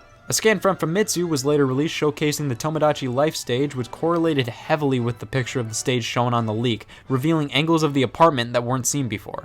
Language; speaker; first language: English; native; English